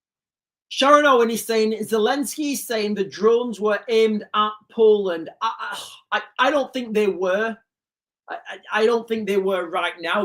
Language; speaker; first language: English; native; English